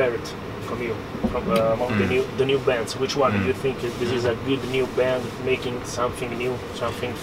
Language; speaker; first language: English; non-native, fluent; Italian